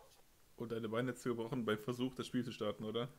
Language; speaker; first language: German; native; German